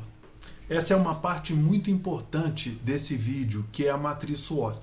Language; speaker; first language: Portuguese; native; Portuguese